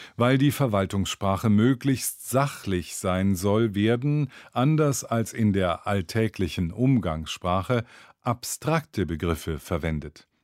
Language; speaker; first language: German; native; German